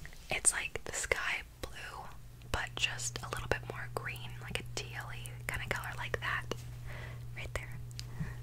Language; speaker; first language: English; native; English